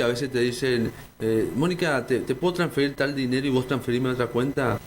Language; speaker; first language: Spanish; native; Spanish